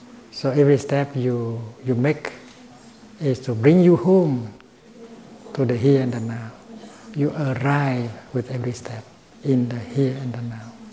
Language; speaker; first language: English; non-native, fluent; Vietnamese